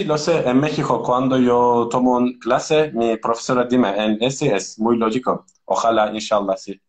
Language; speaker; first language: Spanish; non-native, learner; Turkish